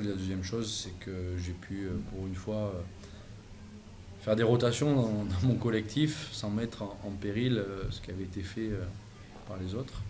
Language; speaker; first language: French; native; French